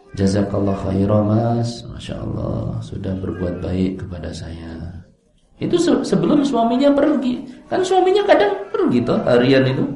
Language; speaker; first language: Indonesian; non-native, local second language; Javanese